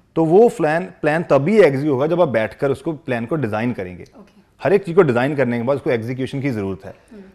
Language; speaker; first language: Hindi; non-native, local second language; Punjabi